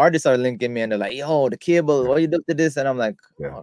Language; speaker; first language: English; native; English